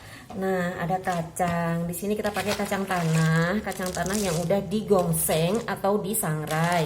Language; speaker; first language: Indonesian; native; Indonesian